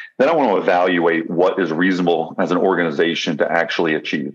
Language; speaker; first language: English; native; English